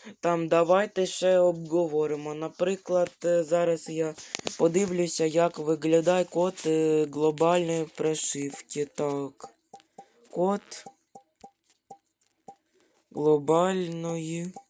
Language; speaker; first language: Ukrainian; non-native, local second language; Russian